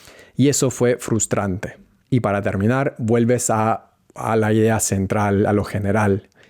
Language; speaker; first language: Spanish; non-native, fluent; English